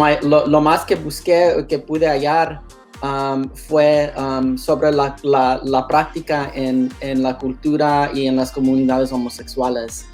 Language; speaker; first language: Spanish; early bilingual, heritage; Spanish